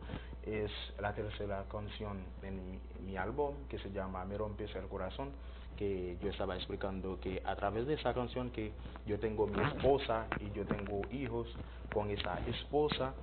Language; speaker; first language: Spanish; non-native, learner; Haitian Creole